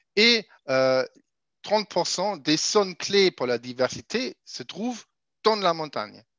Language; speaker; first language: French; non-native, fluent; German